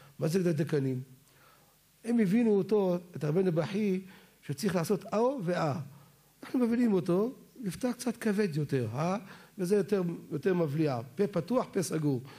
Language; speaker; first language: Hebrew; native; Hebrew